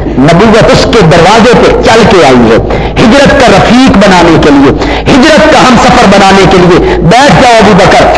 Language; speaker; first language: Urdu; native; Urdu